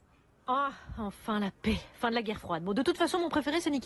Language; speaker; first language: French; native; French